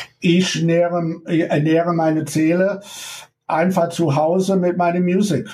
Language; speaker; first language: German; non-native, fluent; English